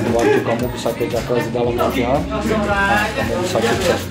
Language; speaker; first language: Indonesian; non-native, fluent; Portuguese